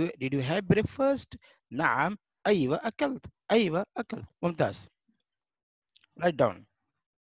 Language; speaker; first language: English; non-native, fluent; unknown